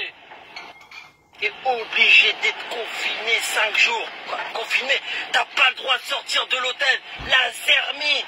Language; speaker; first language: French; early bilingual, other home language; Arabic